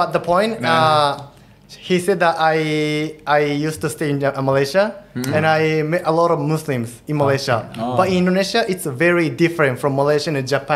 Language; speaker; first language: English; non-native, fluent; Japanese